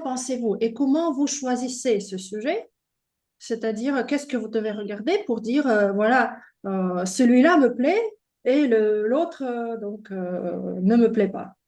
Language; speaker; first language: French; non-native, fluent; Russian